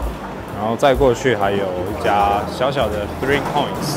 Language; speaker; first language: Chinese; native; Chinese